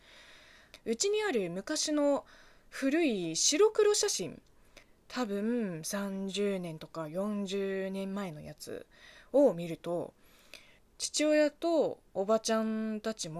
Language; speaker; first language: Japanese; non-native, fluent; Chinese